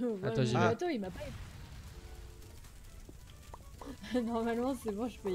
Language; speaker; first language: French; native; French